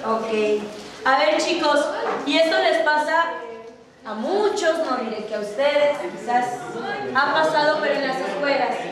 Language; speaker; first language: Spanish; native; Spanish